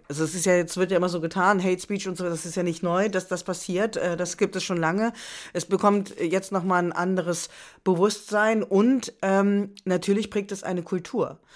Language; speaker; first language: German; native; German